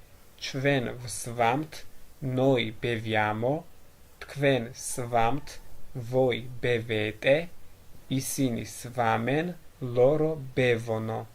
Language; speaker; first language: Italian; non-native, fluent; Georgian